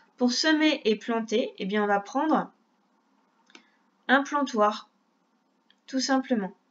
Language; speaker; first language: French; native; French